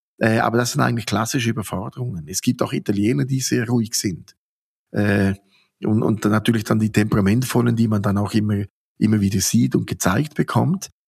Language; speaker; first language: German; native; German